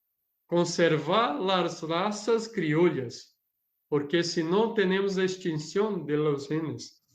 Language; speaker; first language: Spanish; non-native, learner; Portuguese